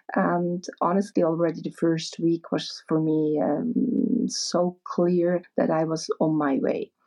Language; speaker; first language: English; non-native, fluent; German